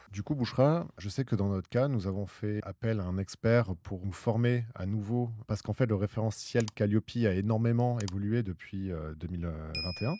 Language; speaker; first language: French; native; French